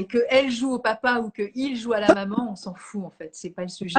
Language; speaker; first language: French; native; French